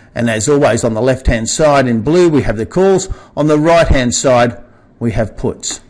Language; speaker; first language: English; native; English